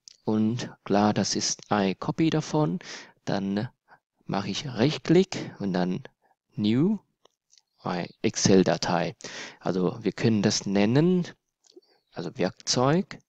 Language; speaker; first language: German; non-native, fluent; Vietnamese